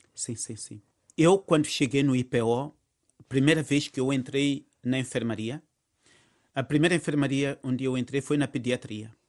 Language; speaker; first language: Portuguese; non-native, local second language; Tsonga